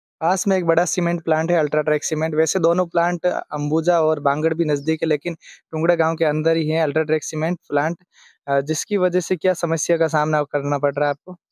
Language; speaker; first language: Hindi; native; Hindi